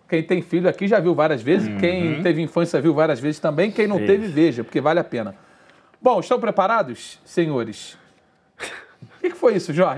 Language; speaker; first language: Portuguese; native; Portuguese